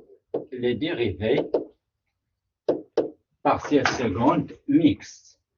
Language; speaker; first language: French; non-native, local second language; Arabic